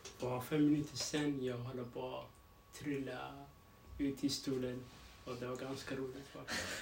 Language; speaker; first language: Swedish; non-native, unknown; Arabic